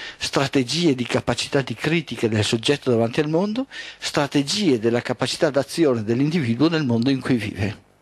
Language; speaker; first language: Italian; native; Italian